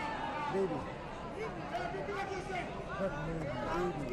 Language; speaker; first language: Turkish; early bilingual, heritage; Turkish